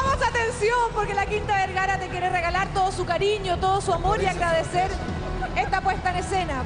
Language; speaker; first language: Spanish; native; Spanish